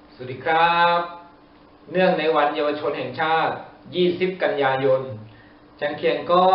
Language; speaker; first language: Thai; native; Thai